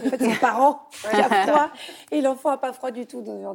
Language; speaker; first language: French; native; French